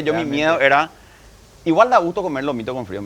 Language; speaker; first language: Spanish; native; Spanish